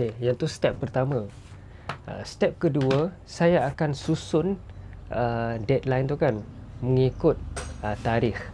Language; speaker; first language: Malay; non-native, fluent; Western Cham